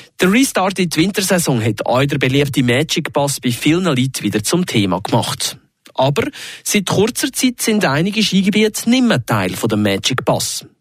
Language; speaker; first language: German; native; German